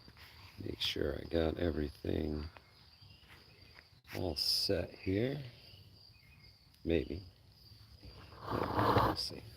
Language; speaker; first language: English; native; English